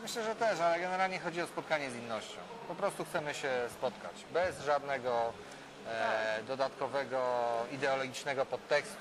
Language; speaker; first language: Polish; native; Polish